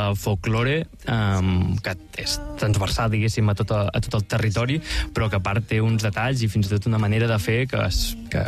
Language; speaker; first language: Catalan; native; Catalan